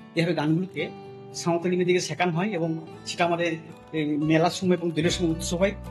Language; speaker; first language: Bangla; non-native, local second language; Santali